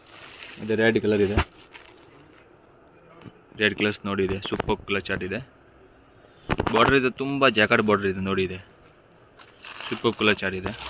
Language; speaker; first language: Kannada; non-native, local second language; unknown